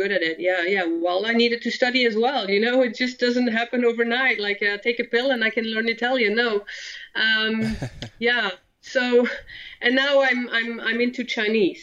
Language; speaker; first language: English; non-native, fluent; Dutch